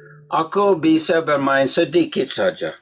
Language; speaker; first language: Indonesian; non-native, learner; English